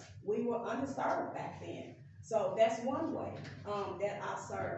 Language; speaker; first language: English; native; English